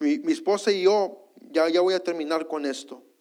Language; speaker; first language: Spanish; early bilingual, heritage; Spanish